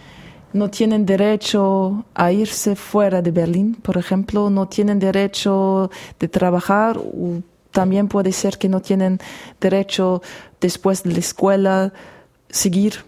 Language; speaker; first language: Spanish; non-native, fluent; German